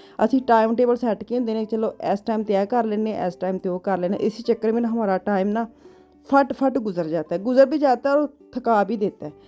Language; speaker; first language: Urdu; non-native, local second language; Punjabi